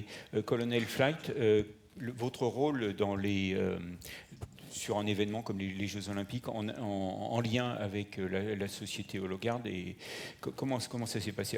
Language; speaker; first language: French; native; French